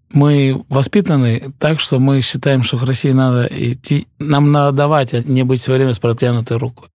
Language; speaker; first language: Russian; early bilingual, heritage; Russian